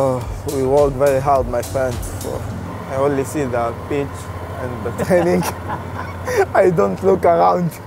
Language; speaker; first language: English; non-native, learner; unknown